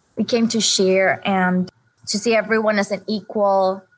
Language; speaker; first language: English; non-native, fluent; Spanish